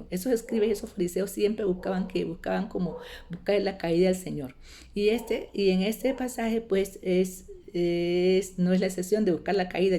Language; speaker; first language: Spanish; native; Spanish